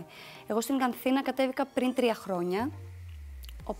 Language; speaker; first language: Greek; native; Greek